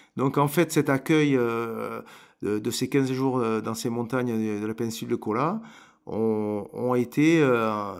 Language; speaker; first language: French; native; French